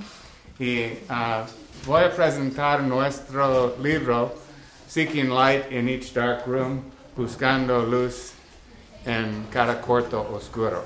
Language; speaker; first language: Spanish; non-native, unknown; English